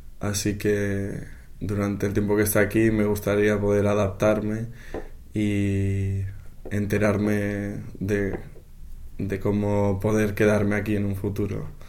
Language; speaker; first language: Spanish; native; Spanish